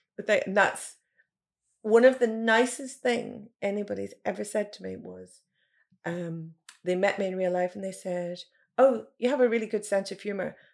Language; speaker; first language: English; native; English